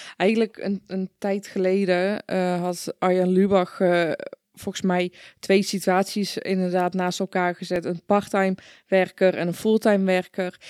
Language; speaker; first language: Dutch; early bilingual, other home language; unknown